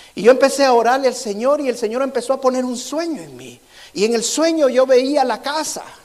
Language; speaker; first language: Spanish; native; Spanish